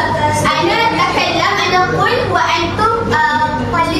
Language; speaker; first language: Arabic; non-native, learner; Malay